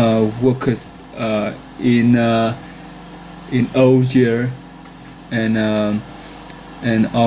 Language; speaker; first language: English; non-native, learner; Vietnamese